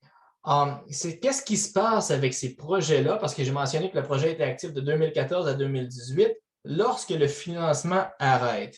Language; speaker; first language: French; native; French